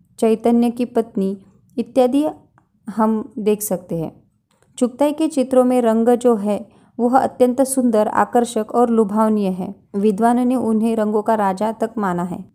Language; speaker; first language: Hindi; non-native, local second language; Marathi